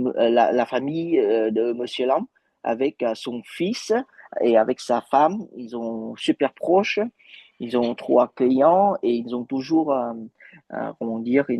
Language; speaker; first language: French; non-native, fluent; Vietnamese